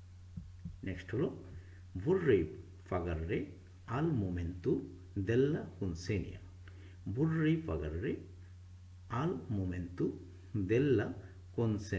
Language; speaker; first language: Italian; non-native, fluent; Bangla